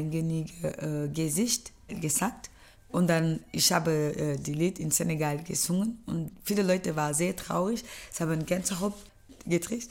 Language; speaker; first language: German; non-native, learner; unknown